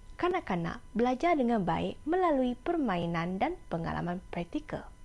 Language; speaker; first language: Malay; non-native, local second language; Iban